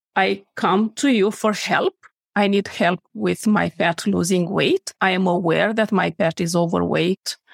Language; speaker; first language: English; non-native, fluent; Romanian